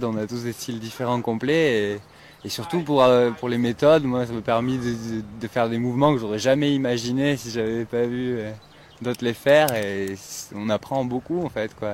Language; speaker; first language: French; native; French